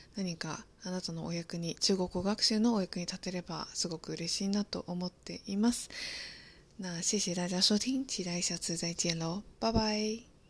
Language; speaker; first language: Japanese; native; Japanese